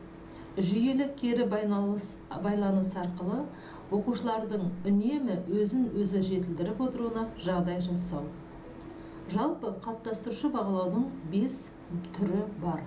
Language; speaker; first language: Kazakh; native; Kazakh